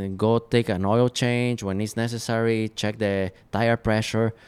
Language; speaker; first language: English; non-native, fluent; Spanish